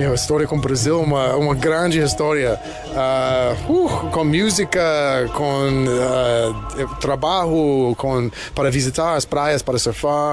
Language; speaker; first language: Portuguese; non-native, learner; English